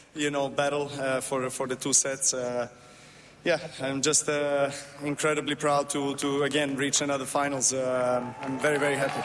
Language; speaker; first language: English; non-native, fluent; Serbian